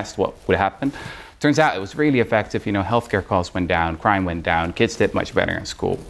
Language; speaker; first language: English; non-native, fluent; Dutch